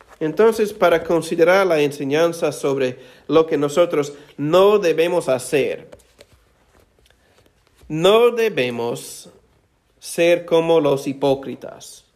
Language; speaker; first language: Spanish; non-native, fluent; English